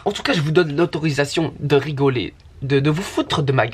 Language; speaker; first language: French; native; French